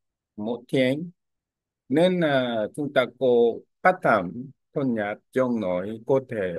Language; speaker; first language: Vietnamese; non-native, learner; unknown